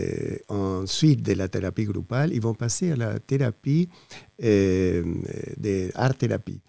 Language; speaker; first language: French; non-native, fluent; Spanish